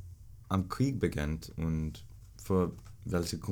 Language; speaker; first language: German; non-native, learner; English